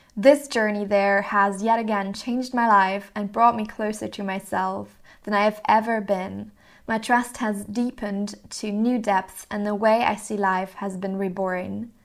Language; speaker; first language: English; non-native, fluent; German